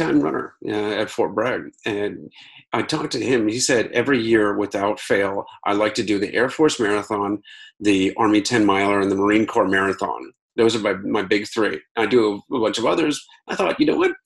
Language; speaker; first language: English; native; English